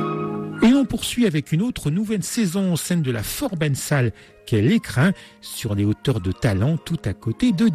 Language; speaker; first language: French; native; French